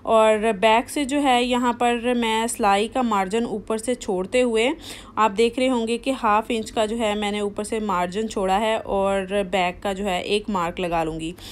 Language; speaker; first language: Urdu; native; Urdu